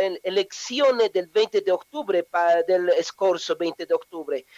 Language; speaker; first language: Italian; non-native, learner; Spanish